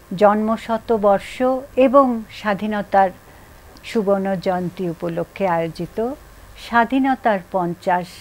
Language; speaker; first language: Bangla; native; Bangla